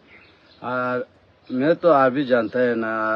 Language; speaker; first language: Hindi; non-native, learner; Bangla